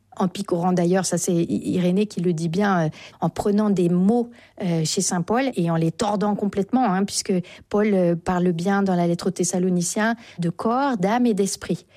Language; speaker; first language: French; native; French